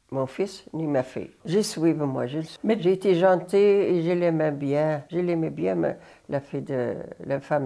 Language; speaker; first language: French; non-native, learner; Arabic